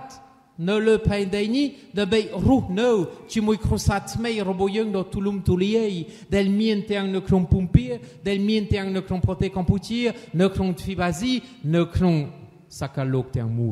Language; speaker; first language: Khmer; non-native, fluent; French